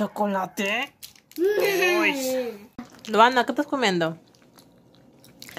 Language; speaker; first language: Spanish; native; Spanish